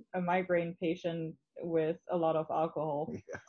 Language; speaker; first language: English; non-native, fluent; German